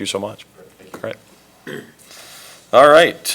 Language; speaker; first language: English; native; English